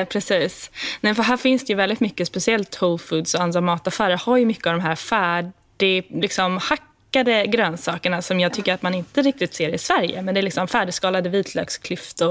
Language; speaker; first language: Swedish; native; Swedish